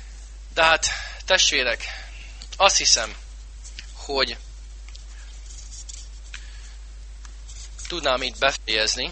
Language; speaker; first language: Hungarian; non-native, fluent; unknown